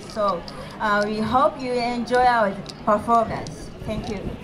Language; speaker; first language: English; non-native, learner; Japanese